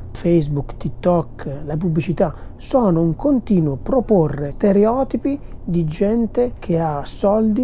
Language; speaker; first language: Italian; native; Italian